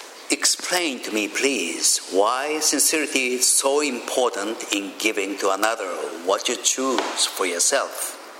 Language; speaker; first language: English; non-native, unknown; Japanese